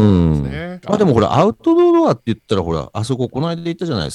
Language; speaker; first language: Japanese; native; Japanese